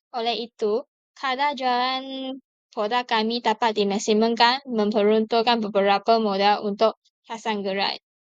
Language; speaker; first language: Malay; non-native, local second language; Chinese